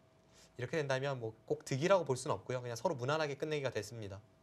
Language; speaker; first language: Korean; native; Korean